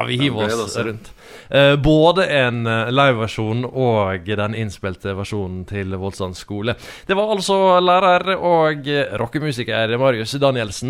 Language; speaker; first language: Norwegian; native; Norwegian